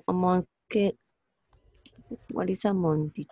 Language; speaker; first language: English; non-native, learner; Spanish